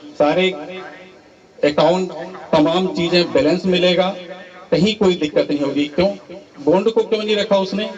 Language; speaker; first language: Hindi; native; Hindi